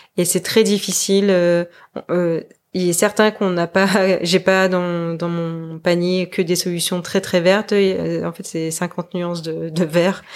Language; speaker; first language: French; native; French